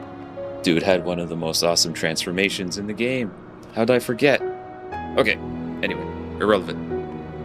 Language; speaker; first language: English; native; English